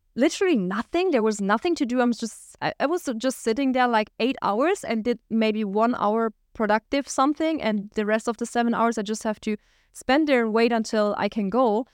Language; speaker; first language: English; non-native, fluent; German